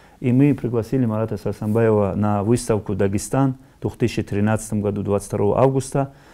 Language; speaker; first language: Russian; non-native, local second language; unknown